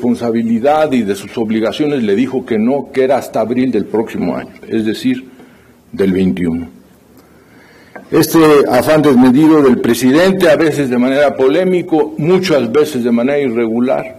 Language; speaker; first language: Spanish; native; Spanish